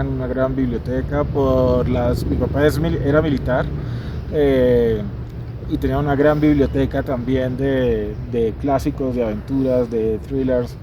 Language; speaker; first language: Spanish; native; Spanish